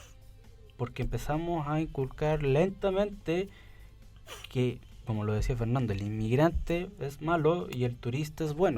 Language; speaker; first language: Spanish; native; Spanish